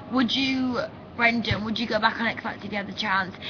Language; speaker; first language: English; native; English